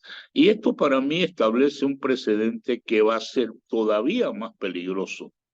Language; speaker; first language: Spanish; native; Spanish